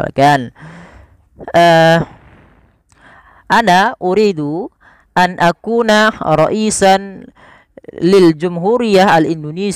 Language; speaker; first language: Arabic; non-native, fluent; Indonesian